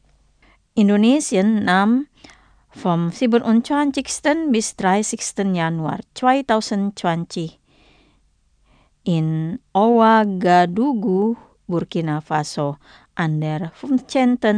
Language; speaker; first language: German; non-native, fluent; Indonesian